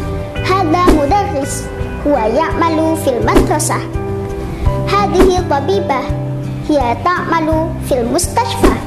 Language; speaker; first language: Arabic; non-native, learner; Indonesian